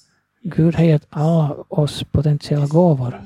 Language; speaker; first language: Swedish; non-native, fluent; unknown